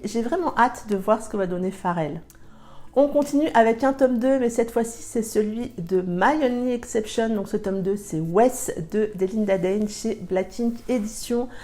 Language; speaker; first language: French; native; French